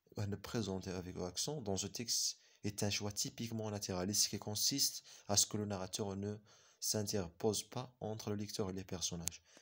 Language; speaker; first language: French; non-native, local second language; Arabic